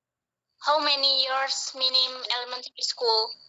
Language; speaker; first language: English; non-native, learner; Indonesian